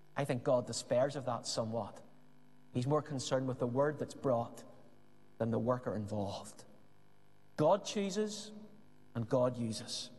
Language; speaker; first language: English; native; English